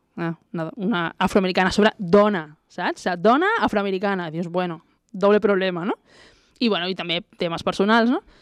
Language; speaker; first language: Catalan; native; Catalan